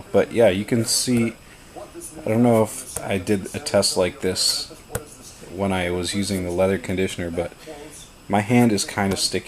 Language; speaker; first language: English; native; English